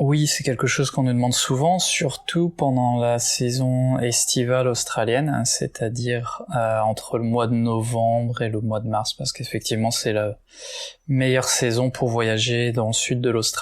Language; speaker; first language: French; native; French